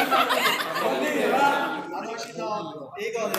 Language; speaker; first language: Japanese; non-native, learner; Uzbek